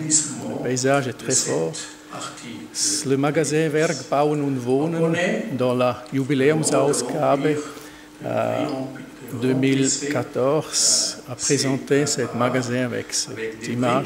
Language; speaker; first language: French; non-native, learner; German